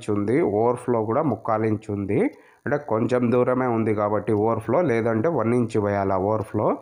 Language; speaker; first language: Telugu; native; Telugu